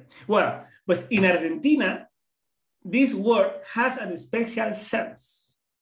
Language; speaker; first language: English; non-native, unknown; Spanish